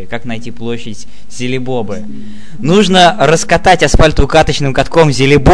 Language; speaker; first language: Russian; native; Russian